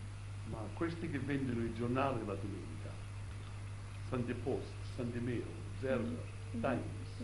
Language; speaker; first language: Italian; early bilingual, heritage; Italian